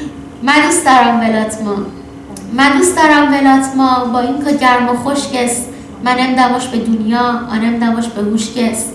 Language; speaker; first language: Persian; native; Persian